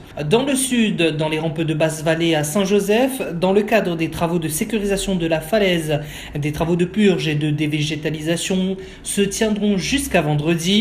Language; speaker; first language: French; native; French